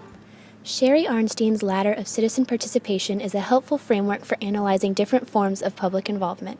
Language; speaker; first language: English; native; English